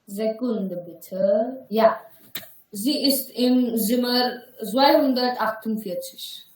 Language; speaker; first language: German; non-native, learner; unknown